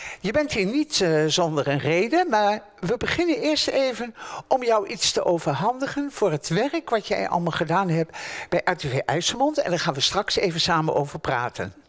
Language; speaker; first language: Dutch; native; Dutch